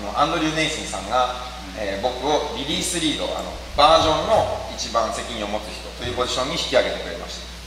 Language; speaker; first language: Japanese; native; Japanese